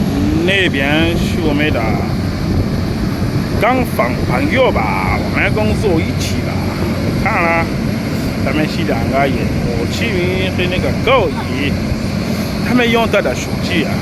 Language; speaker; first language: Chinese; non-native, learner; French